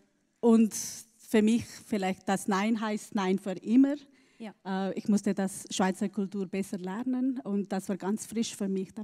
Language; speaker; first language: German; non-native, learner; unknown